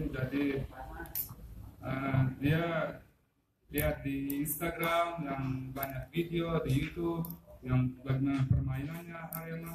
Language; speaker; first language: Indonesian; non-native, fluent; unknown